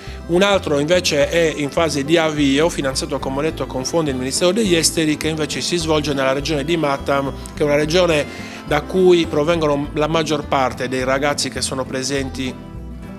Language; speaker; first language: Italian; native; Italian